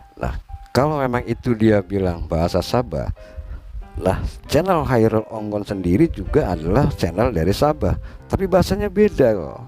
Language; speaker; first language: Indonesian; native; Indonesian